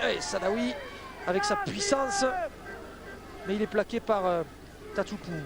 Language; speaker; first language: French; native; French